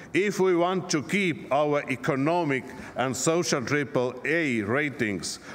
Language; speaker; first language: English; non-native, fluent; Estonian